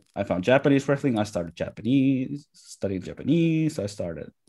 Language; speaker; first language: English; non-native, fluent; Finnish